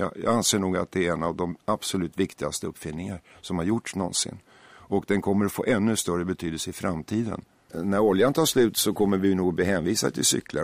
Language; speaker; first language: Swedish; native; Swedish